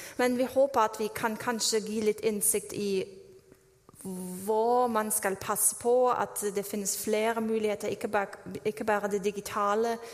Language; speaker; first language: Norwegian; non-native, fluent; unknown